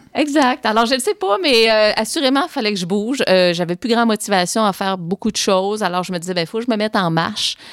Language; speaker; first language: French; native; French